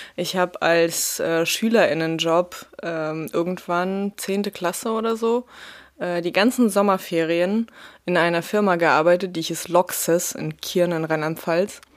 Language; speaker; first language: German; early bilingual, other home language; Russian